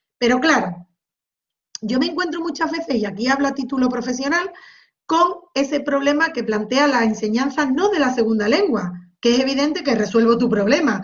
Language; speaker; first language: Spanish; native; Spanish